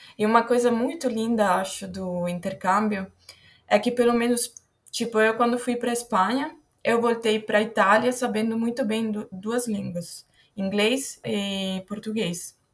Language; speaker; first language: Portuguese; non-native, fluent; Italian